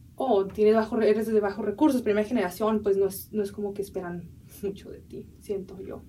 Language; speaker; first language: Spanish; early bilingual, heritage; Spanish